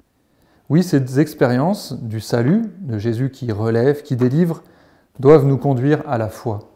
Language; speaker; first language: French; native; French